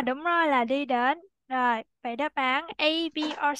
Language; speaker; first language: Vietnamese; native; Vietnamese